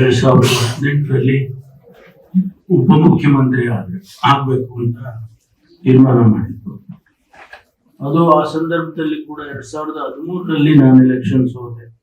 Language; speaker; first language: Kannada; native; Kannada